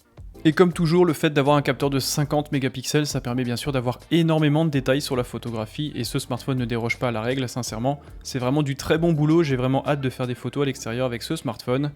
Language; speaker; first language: French; native; French